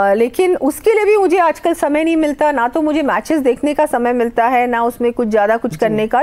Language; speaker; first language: Hindi; native; Hindi